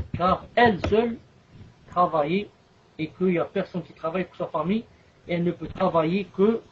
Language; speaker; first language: French; non-native, local second language; Arabic